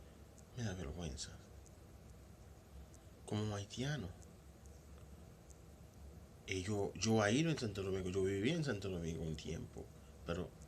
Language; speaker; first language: Spanish; non-native, local second language; Haitian Creole